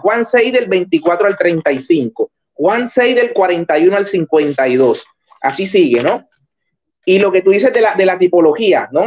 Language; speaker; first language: Spanish; native; Spanish